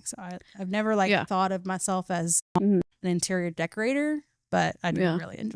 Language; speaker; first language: English; native; English